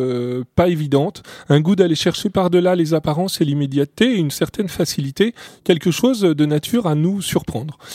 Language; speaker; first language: French; native; French